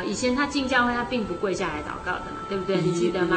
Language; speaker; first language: Chinese; native; Chinese